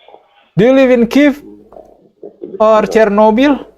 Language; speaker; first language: English; non-native, learner; Indonesian